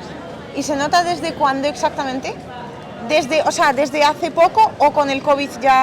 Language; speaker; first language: Spanish; non-native, fluent; Russian